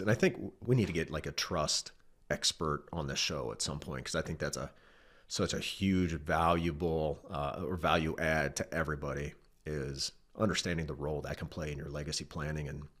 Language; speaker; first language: English; native; English